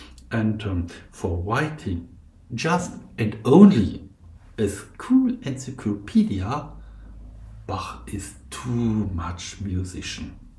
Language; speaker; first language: English; non-native, fluent; German